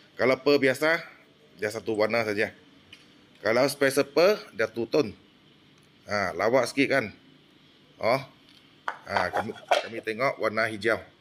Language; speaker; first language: Malay; non-native, local second language; Min Nan Chinese